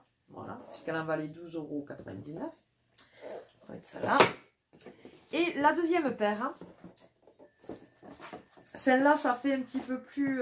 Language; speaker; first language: French; native; French